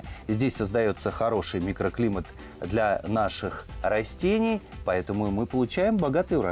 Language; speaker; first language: Russian; native; Russian